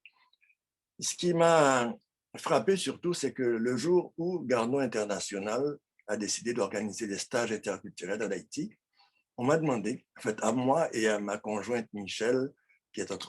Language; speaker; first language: French; non-native, local second language; Haitian Creole